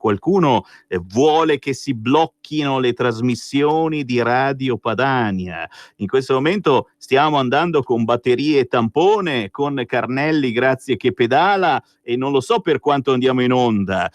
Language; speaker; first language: Italian; native; Italian